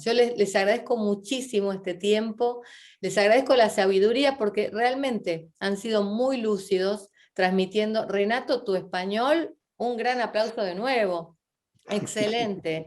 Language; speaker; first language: Spanish; native; Spanish